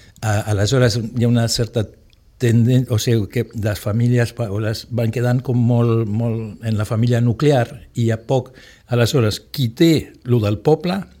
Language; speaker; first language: Catalan; native; Catalan